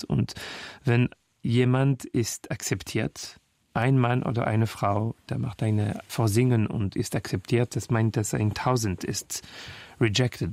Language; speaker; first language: German; non-native, fluent; French